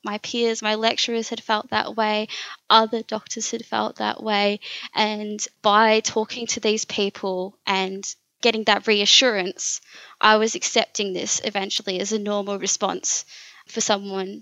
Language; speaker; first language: English; native; English